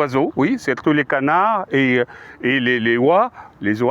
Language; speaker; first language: French; non-native, fluent; Arabic